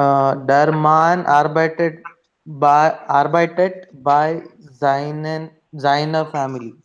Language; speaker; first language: German; non-native, learner; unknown